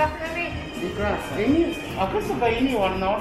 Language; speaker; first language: Indonesian; non-native, fluent; Japanese